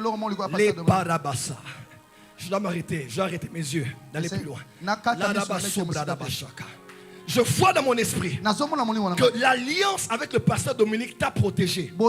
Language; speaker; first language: French; non-native, local second language; Lingala